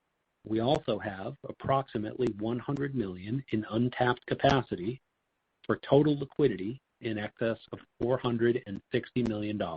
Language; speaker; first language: English; native; English